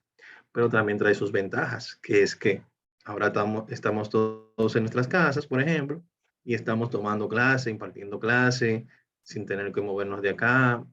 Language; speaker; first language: Spanish; native; Spanish